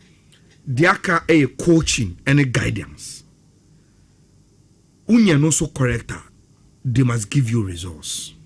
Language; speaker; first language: English; non-native, local second language; Akan